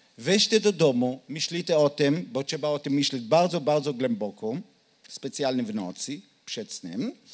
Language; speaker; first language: Polish; non-native, learner; Hebrew